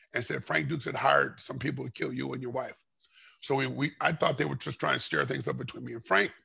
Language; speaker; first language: English; native; English